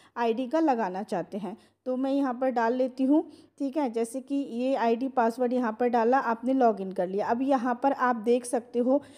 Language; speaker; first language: Hindi; non-native, local second language; Marathi